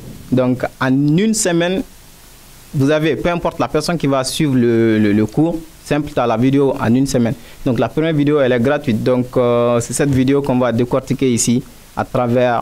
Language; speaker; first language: French; non-native, local second language; Bambara